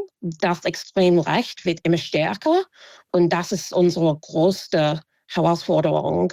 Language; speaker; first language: German; non-native, fluent; English